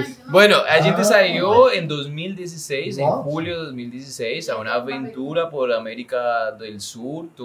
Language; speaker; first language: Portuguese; non-native, learner; Spanish